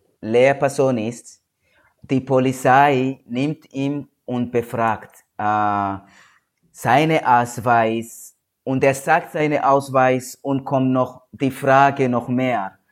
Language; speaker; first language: German; non-native, learner; Swahili